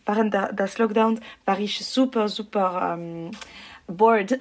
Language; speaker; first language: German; non-native, learner; French